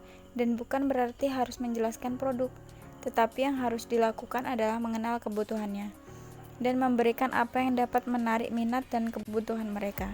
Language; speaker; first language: Indonesian; native; Indonesian